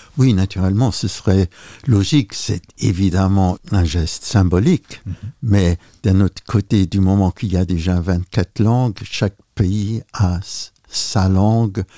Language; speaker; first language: French; non-native, local second language; Luxembourgish